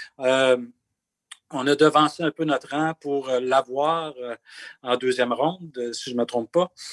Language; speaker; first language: French; native; French